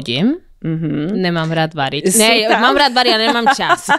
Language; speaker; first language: Slovak; non-native, fluent; Spanish